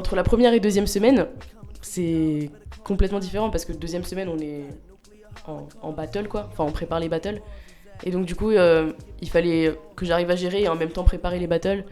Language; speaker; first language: French; native; French